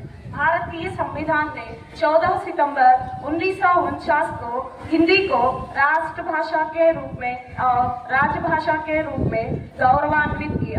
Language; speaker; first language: Hindi; non-native, local second language; Telugu